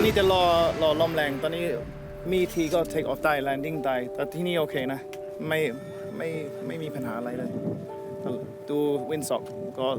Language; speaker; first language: Thai; non-native, learner; English